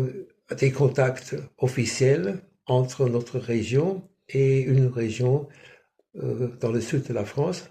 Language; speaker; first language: French; non-native, fluent; German